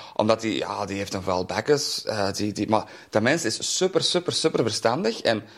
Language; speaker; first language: Dutch; native; Dutch